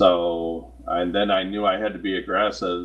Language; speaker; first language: English; native; English